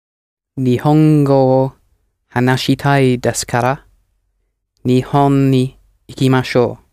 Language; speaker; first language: Japanese; non-native, learner; English